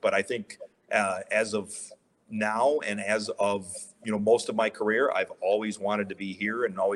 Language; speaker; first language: English; native; English